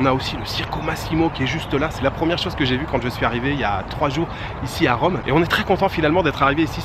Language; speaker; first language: French; native; French